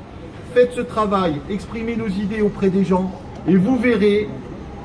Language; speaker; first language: French; native; French